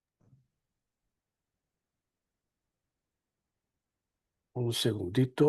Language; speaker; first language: Spanish; native; Spanish